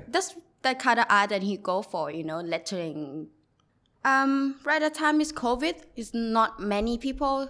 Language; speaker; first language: English; non-native, learner; Thai